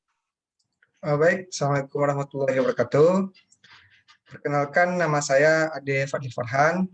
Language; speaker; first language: Indonesian; native; Indonesian